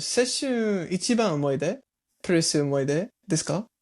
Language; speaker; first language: Japanese; non-native, learner; English